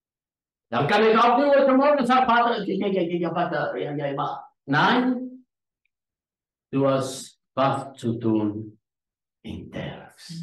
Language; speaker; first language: German; non-native, learner; Afrikaans